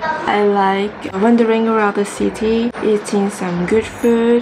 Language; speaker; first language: English; non-native, fluent; Vietnamese